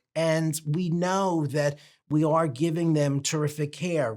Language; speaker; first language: English; native; English